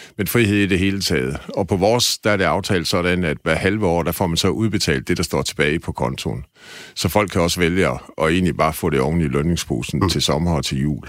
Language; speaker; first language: Danish; native; Danish